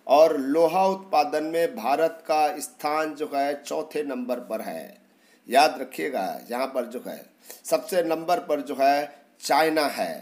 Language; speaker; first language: Hindi; native; Hindi